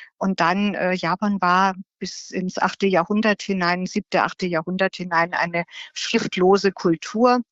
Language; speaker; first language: German; native; German